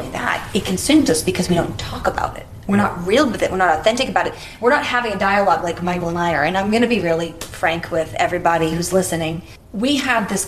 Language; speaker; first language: English; native; English